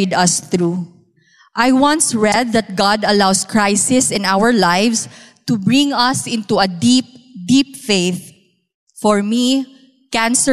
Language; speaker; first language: English; non-native, local second language; Cebuano